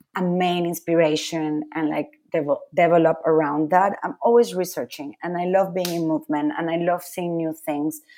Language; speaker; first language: English; non-native, fluent; Spanish